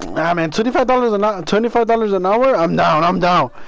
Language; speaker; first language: English; early bilingual, other home language; Spanish